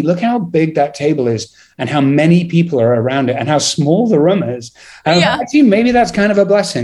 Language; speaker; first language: English; native; English